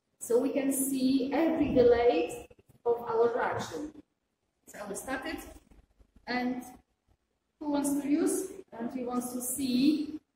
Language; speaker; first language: English; non-native, fluent; Polish